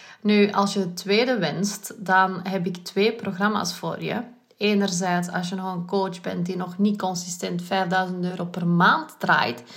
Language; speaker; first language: Dutch; native; Dutch